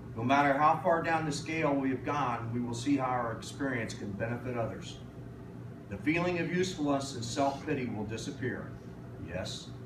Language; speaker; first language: English; native; English